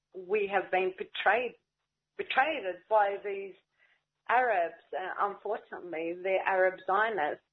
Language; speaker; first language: English; native; English